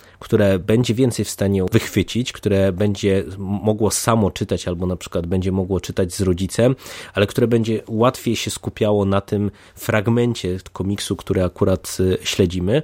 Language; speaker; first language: Polish; native; Polish